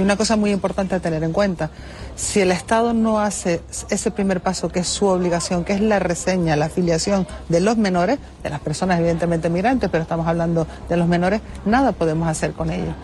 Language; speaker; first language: Spanish; native; Spanish